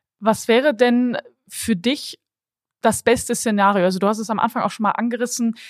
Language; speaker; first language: German; native; German